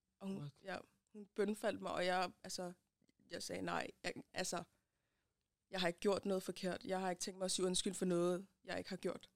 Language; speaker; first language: Danish; early bilingual, other home language; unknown